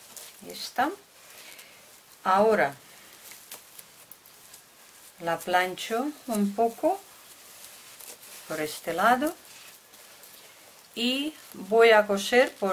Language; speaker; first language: Spanish; non-native, fluent; Russian